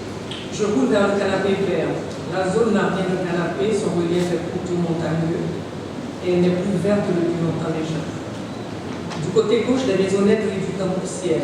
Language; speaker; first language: French; non-native, local second language; Haitian Creole